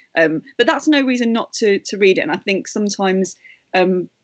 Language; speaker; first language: English; native; English